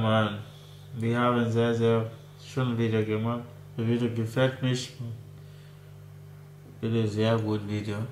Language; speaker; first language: German; non-native, learner; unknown